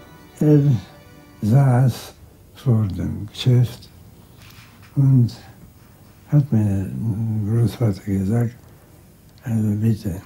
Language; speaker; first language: German; non-native, local second language; Hungarian